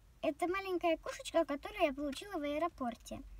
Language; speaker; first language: Russian; early bilingual, heritage; Russian